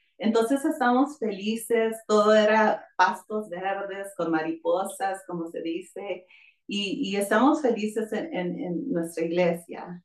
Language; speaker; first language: Spanish; early bilingual, heritage; Spanish